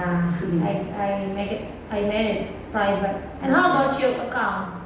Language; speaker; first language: English; non-native, learner; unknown